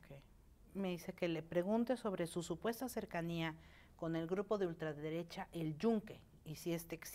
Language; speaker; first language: Spanish; native; Spanish